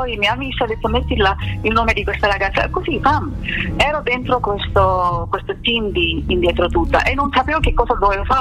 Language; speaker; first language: Italian; non-native, fluent; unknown